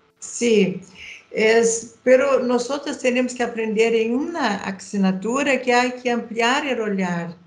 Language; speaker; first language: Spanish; non-native, learner; Portuguese